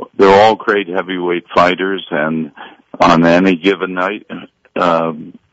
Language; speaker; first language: English; native; English